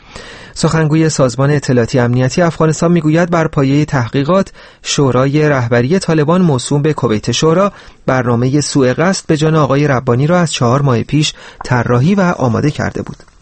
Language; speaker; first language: Persian; native; Persian